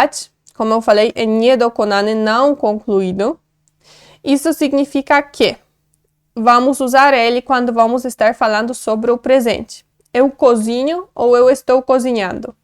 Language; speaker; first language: Portuguese; non-native, fluent; Polish